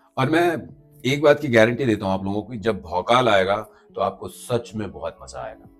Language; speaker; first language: Hindi; native; Hindi